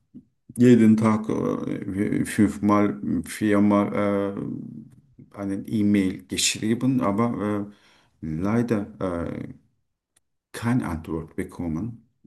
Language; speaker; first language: German; non-native, learner; Turkish